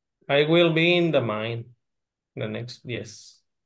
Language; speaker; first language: English; non-native, learner; Spanish